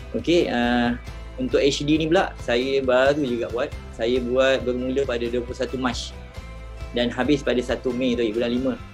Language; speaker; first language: Malay; native; Malay